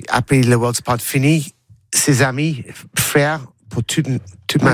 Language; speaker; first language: French; non-native, learner; English